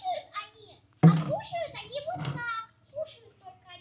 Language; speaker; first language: Russian; native; Russian